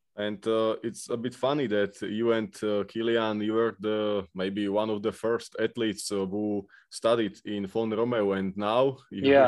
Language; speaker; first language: English; non-native, fluent; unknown